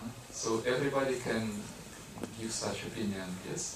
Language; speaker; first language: English; non-native, fluent; Russian